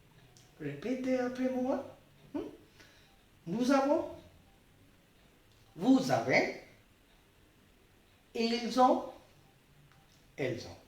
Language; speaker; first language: French; non-native, fluent; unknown